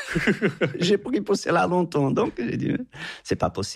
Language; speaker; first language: French; non-native, fluent; Portuguese